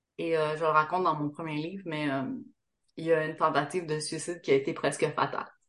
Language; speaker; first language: French; native; French